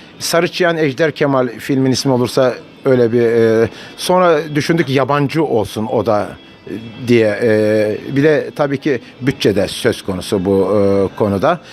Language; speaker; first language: Turkish; native; Turkish